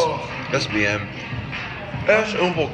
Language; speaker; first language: Spanish; non-native, learner; English